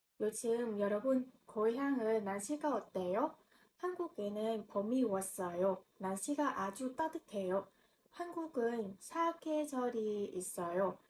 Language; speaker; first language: Korean; non-native, learner; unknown